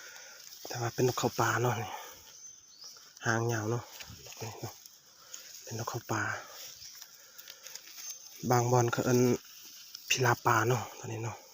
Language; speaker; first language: Thai; non-native, local second language; Northeastern Thai